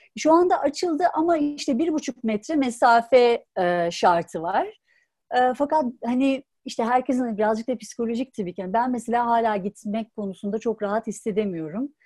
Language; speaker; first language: Turkish; native; Turkish